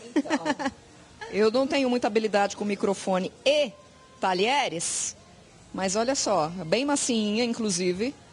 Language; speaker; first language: Portuguese; native; Portuguese